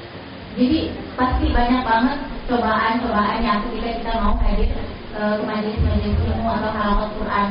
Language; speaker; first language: Indonesian; native; Indonesian